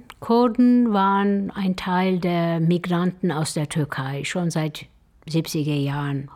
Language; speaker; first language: German; non-native, fluent; Turkish